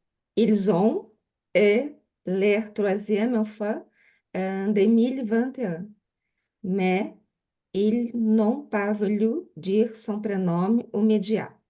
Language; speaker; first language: French; non-native, learner; Portuguese